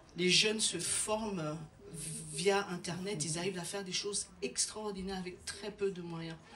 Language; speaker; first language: French; non-native, local second language; Lingala